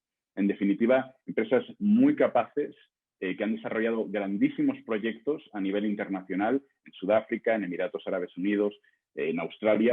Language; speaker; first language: Spanish; native; Spanish